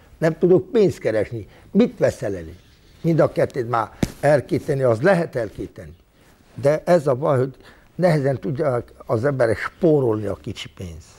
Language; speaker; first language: Hungarian; non-native, local second language; Romany